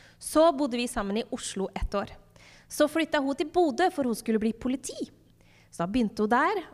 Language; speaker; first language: Norwegian; native; Norwegian